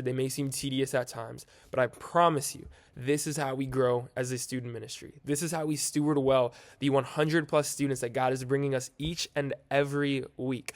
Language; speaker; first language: English; native; English